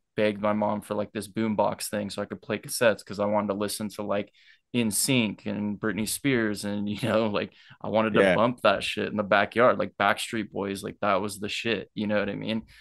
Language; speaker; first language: English; native; English